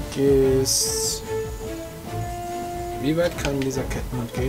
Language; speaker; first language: German; native; German